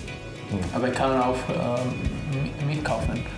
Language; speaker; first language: German; non-native, learner; Spanish